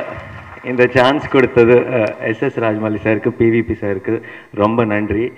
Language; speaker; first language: Tamil; non-native, learner; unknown